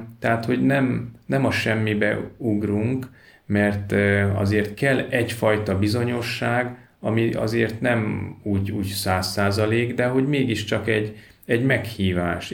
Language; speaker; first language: Hungarian; native; Hungarian